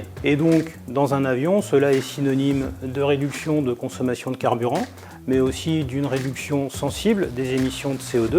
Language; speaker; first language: French; native; French